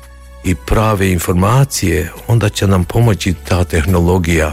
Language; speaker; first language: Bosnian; early bilingual, heritage; Croatian